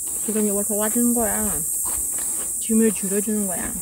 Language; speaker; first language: Korean; non-native, fluent; Russian